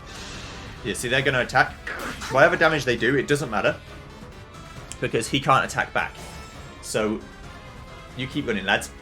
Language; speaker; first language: English; native; English